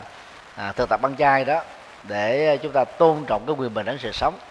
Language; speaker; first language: Vietnamese; native; Vietnamese